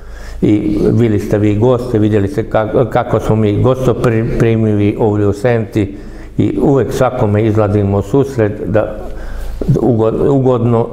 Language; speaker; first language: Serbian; non-native, local second language; Hungarian